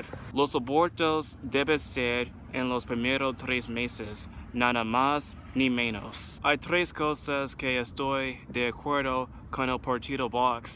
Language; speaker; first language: Spanish; non-native, learner; English